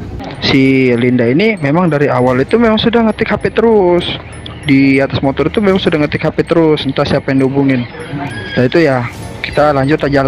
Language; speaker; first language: Indonesian; native; Indonesian